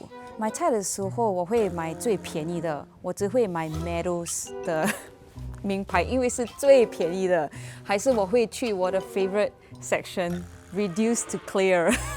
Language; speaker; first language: Chinese; non-native, local second language; English